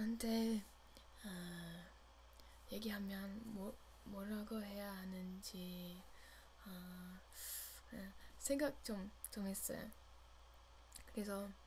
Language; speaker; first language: Korean; non-native, learner; English